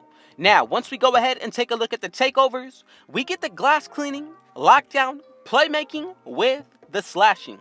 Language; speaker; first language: English; native; English